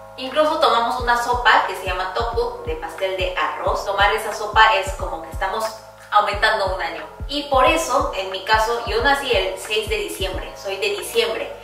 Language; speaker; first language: Spanish; early bilingual, heritage; Korean